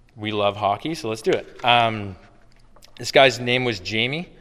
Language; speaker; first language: English; native; English